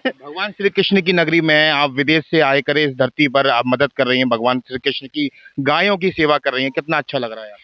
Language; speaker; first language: Hindi; native; Hindi